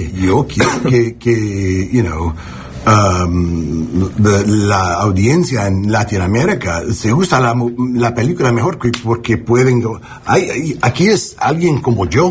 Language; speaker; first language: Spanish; non-native, learner; English